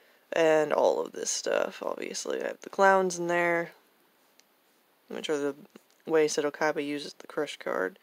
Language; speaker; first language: English; native; English